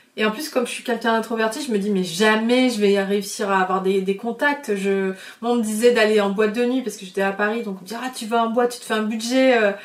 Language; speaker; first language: French; native; French